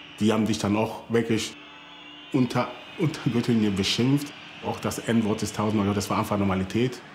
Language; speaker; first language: German; early bilingual, other home language; Akan